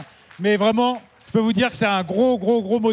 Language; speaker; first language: French; native; French